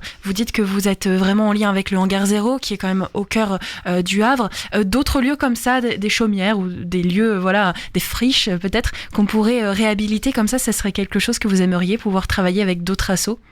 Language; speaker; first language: French; native; French